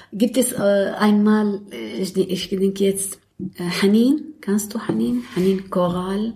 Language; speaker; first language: German; non-native, learner; Arabic